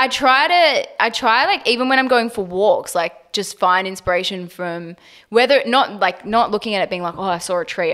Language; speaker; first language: English; native; English